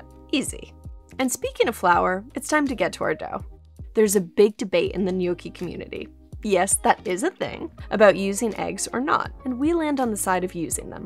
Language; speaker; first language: English; native; English